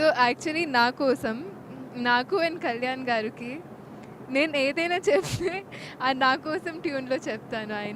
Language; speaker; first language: Telugu; non-native, fluent; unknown